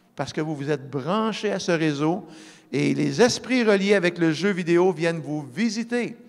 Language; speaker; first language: French; native; French